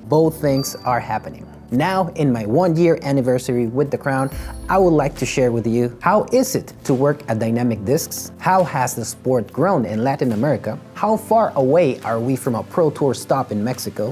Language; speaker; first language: English; non-native, fluent; Spanish